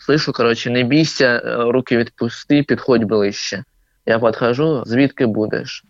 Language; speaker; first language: Ukrainian; non-native, local second language; Russian